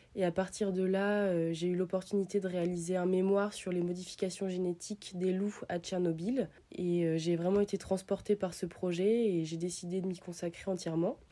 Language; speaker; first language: French; early bilingual, other home language; Italian